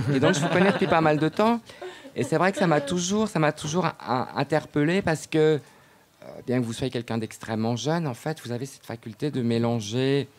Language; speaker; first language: French; native; French